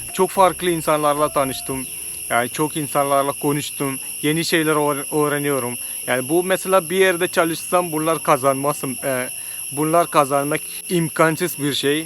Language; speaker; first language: Turkish; non-native, fluent; Malayalam